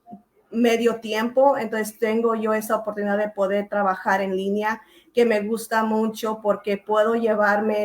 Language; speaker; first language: Spanish; early bilingual, heritage; Spanish